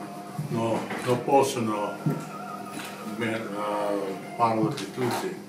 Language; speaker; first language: Italian; non-native, learner; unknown